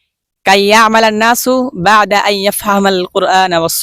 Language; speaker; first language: Arabic; non-native, learner; Bangla